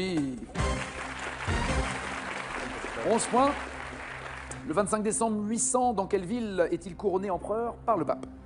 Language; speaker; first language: French; native; French